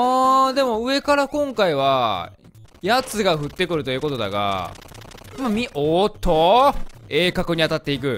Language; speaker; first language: Japanese; native; Japanese